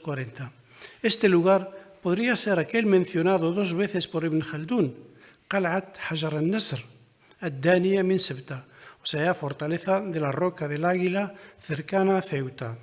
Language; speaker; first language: Spanish; non-native, fluent; Arabic